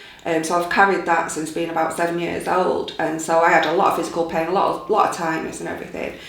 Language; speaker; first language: English; native; English